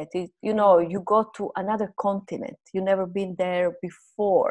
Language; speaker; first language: English; non-native, fluent; Croatian